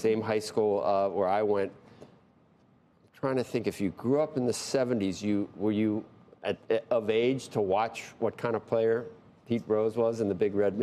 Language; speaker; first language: English; native; English